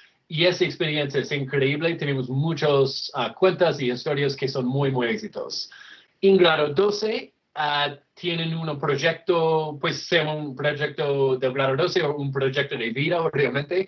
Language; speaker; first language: Spanish; non-native, fluent; English